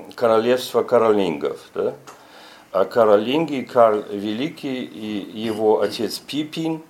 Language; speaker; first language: Russian; non-native, fluent; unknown